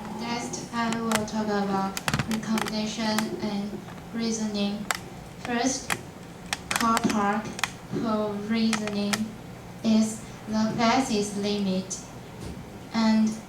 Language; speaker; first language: English; non-native, learner; Chinese